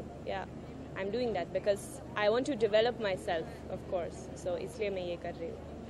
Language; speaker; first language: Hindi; non-native, learner; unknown